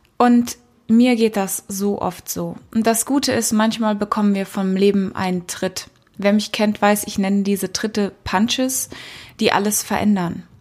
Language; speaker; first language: German; early bilingual, heritage; German